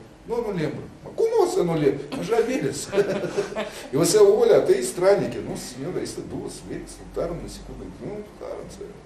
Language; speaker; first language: Portuguese; non-native, learner; Russian